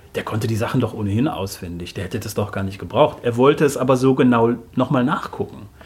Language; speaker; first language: German; native; German